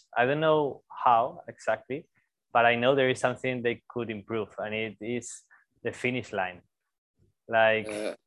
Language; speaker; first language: English; non-native, fluent; Spanish